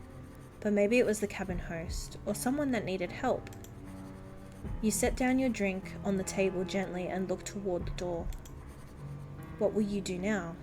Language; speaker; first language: English; native; English